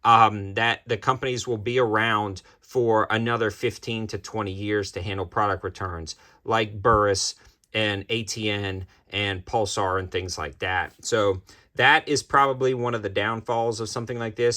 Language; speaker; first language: English; native; English